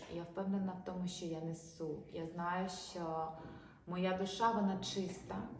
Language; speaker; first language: Ukrainian; non-native, local second language; Russian